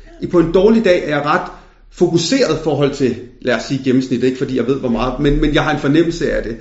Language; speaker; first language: Danish; early bilingual, other home language; Punjabi